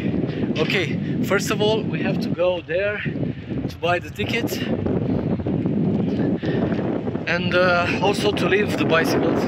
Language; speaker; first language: English; non-native, fluent; Romanian